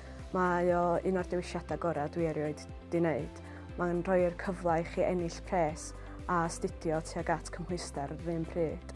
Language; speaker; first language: Welsh; native; Welsh